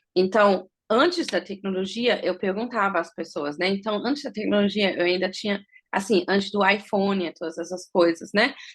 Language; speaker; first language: Portuguese; early bilingual, heritage; Portuguese